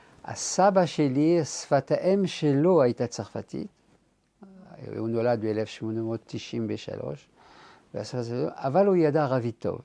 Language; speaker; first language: Hebrew; non-native, fluent; French